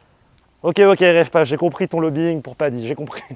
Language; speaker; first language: French; native; French